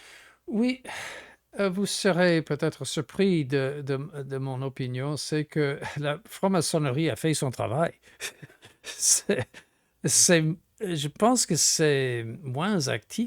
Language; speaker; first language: French; non-native, fluent; English